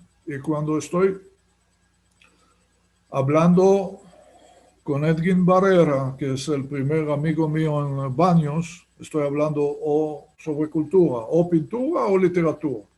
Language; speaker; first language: Spanish; non-native, fluent; Hebrew